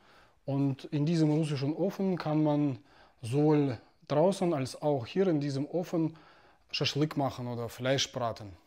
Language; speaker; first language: German; non-native, fluent; Russian